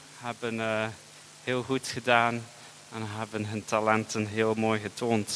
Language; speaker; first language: Dutch; non-native, fluent; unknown